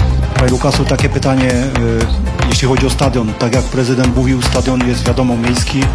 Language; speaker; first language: Polish; native; Polish